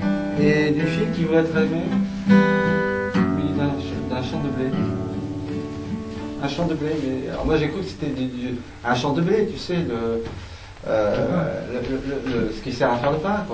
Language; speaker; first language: French; native; French